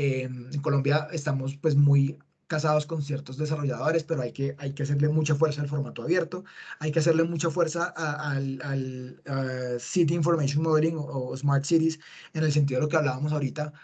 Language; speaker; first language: Spanish; native; Spanish